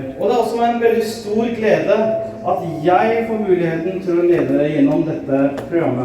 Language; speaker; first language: Norwegian; early bilingual, other home language; Urdu